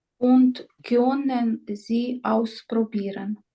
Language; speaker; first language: German; non-native, learner; Ukrainian